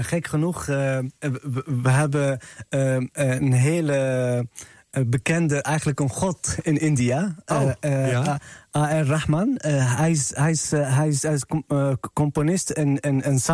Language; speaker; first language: Dutch; non-native, fluent; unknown